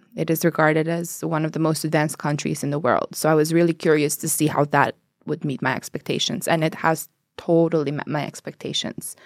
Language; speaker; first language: English; non-native, fluent; Albanian